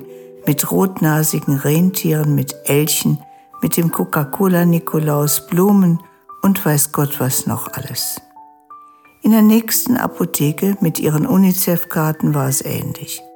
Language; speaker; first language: German; native; German